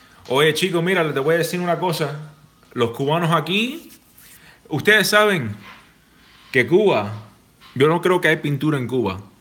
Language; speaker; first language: Spanish; early bilingual, heritage; Spanish